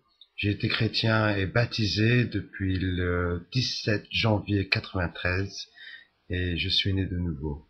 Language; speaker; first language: French; native; French